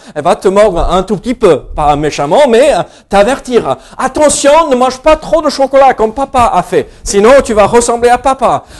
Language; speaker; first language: French; non-native, fluent; English